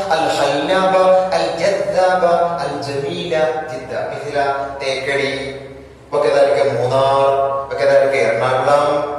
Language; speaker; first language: Arabic; non-native, fluent; Malayalam